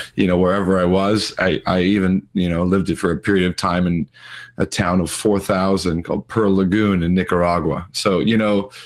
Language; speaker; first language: English; native; English